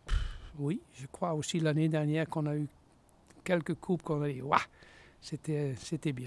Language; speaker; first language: French; non-native, fluent; Dutch